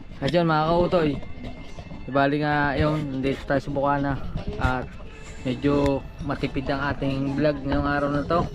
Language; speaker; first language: Filipino; native; Filipino